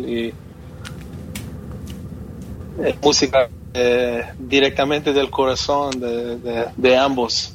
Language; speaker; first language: Spanish; non-native, fluent; Hebrew